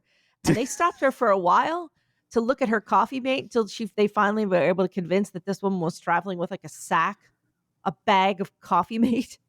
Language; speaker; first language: English; native; English